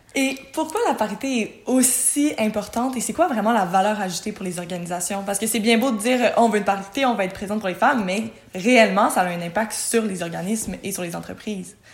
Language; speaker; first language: French; native; French